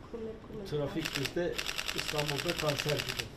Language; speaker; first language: Turkish; native; Turkish